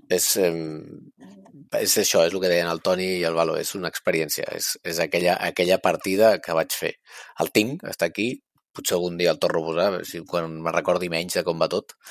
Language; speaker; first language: Catalan; native; Catalan